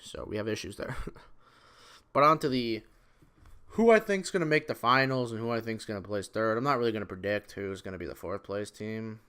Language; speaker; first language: English; native; English